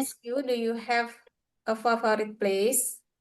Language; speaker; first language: English; non-native, learner; Indonesian